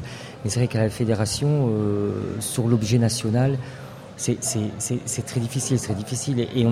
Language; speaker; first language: French; native; French